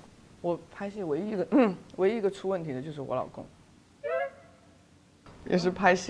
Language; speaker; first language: Chinese; native; Chinese